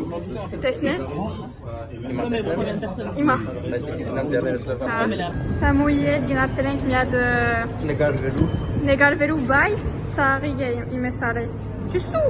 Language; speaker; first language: Armenian; early bilingual, heritage; Armenian